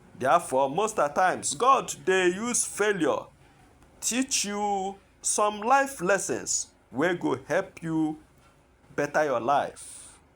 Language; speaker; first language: Nigerian Pidgin; non-native, local second language; Igbo